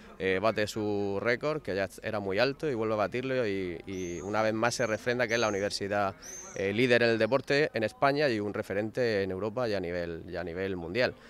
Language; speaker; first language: Spanish; native; Spanish